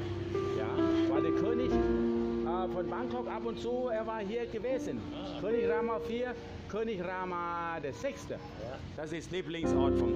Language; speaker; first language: German; non-native, learner; Thai